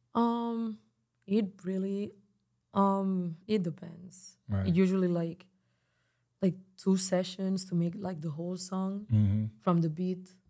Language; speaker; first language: English; non-native, fluent; Spanish